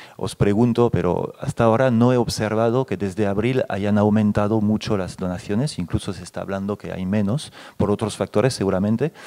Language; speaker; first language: Spanish; non-native, fluent; French